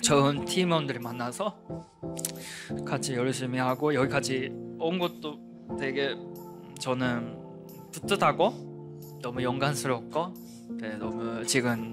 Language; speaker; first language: Korean; non-native, fluent; Japanese